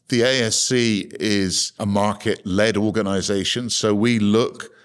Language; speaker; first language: English; native; English